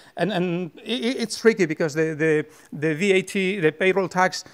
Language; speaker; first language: English; non-native, fluent; Spanish